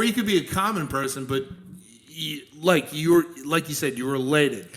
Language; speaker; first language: English; native; English